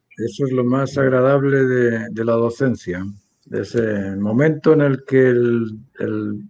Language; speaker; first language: Spanish; native; Spanish